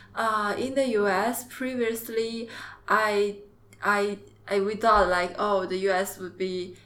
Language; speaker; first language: English; non-native, fluent; Chinese